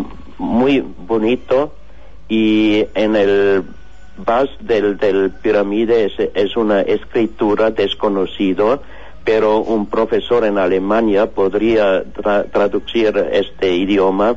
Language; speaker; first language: Spanish; non-native, learner; German